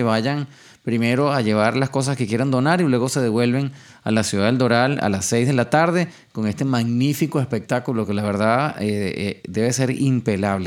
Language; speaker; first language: Spanish; native; Spanish